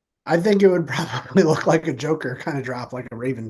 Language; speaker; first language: English; native; English